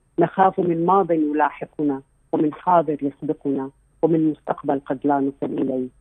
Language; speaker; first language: Arabic; native; Arabic